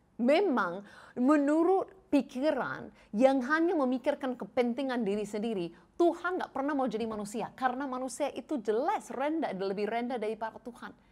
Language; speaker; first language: Indonesian; non-native, fluent; English